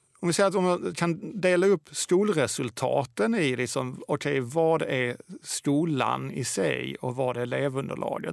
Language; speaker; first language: Swedish; native; Swedish